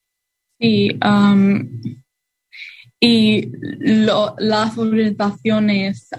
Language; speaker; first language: Spanish; non-native, learner; English